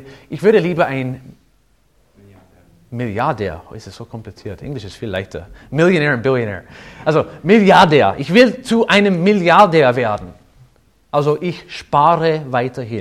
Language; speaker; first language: German; non-native, fluent; English